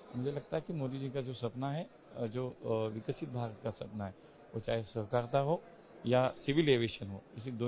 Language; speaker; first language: Hindi; non-native, local second language; Marathi